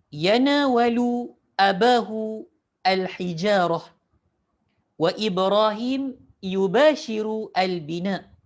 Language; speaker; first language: Arabic; non-native, fluent; Malay